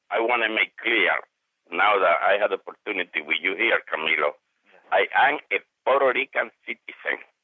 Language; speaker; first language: English; non-native, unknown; Spanish